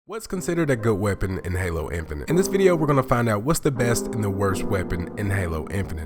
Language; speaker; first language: English; native; English